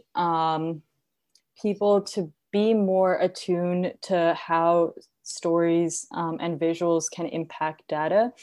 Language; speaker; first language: English; non-native, local second language; Hindi